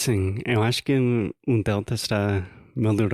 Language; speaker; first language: Portuguese; non-native, fluent; English